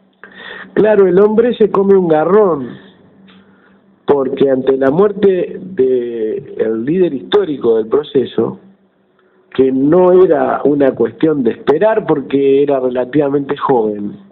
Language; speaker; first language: Spanish; native; Spanish